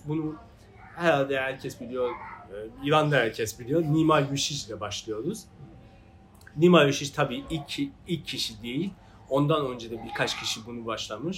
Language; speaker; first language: Turkish; non-native, fluent; Persian